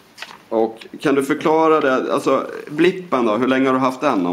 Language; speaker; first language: Swedish; native; Swedish